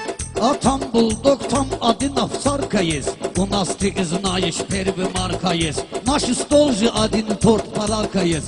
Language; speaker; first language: Russian; non-native, learner; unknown